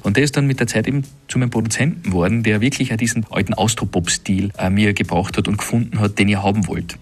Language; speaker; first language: German; native; German